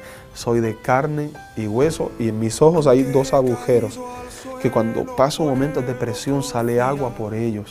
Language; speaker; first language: Spanish; native; Spanish